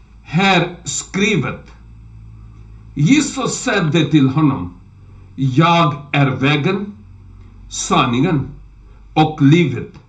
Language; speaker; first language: Swedish; non-native, learner; Urdu